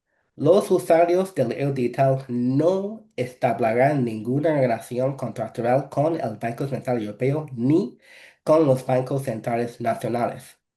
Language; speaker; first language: Spanish; non-native, fluent; English